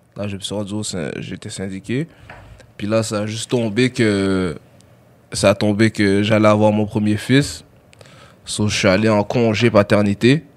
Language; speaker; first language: French; early bilingual, other home language; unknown